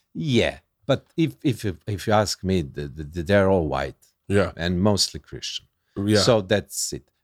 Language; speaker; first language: English; non-native, learner; Serbian